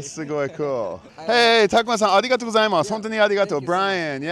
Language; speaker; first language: Japanese; non-native, learner; English